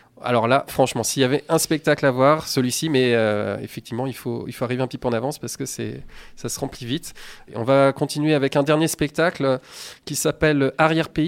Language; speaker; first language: French; native; French